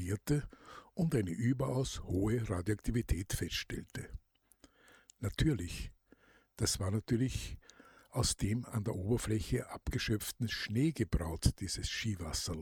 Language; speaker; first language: German; native; German